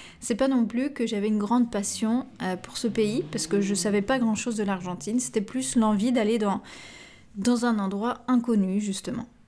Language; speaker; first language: French; native; French